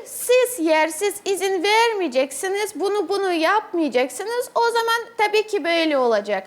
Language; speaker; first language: Turkish; non-native, learner; Russian